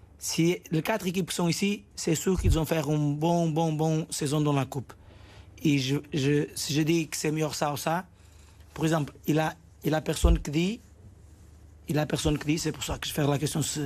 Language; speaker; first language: French; non-native, fluent; Portuguese